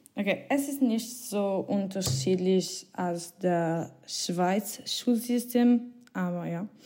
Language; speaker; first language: German; non-native, learner; French